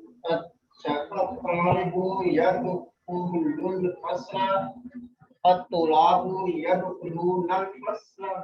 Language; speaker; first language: Arabic; non-native, learner; Urdu